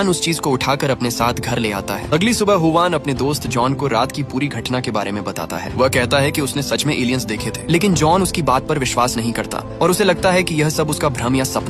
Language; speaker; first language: Hindi; native; Hindi